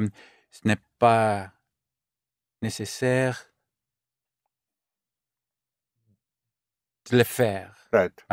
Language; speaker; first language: French; non-native, learner; English